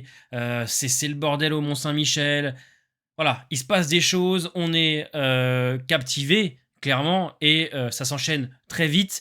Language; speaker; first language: French; native; French